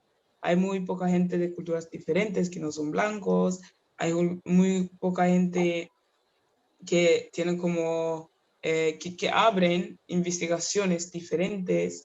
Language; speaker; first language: Spanish; non-native, fluent; Kinyarwanda